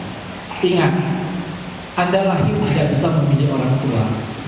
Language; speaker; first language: Indonesian; native; Indonesian